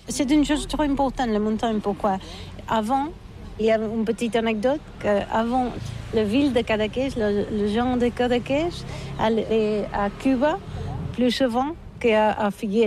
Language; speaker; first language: French; non-native, learner; Catalan